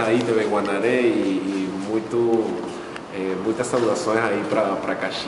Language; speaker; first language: Portuguese; non-native, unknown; Spanish